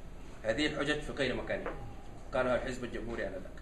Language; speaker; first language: Arabic; non-native, local second language; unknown